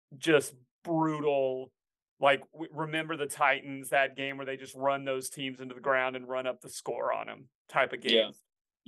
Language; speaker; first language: English; native; English